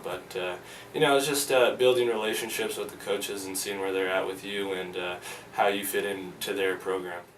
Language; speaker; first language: English; native; English